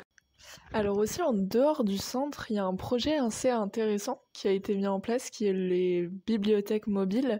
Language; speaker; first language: French; native; French